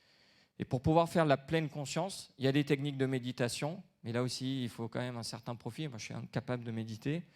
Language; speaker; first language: French; native; French